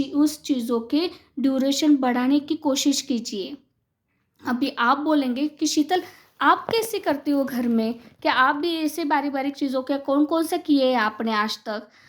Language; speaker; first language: Hindi; non-native, local second language; Marathi